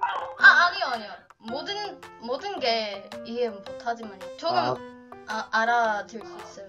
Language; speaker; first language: Korean; early bilingual, heritage; Thai